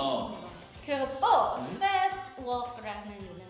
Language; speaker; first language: Korean; non-native, fluent; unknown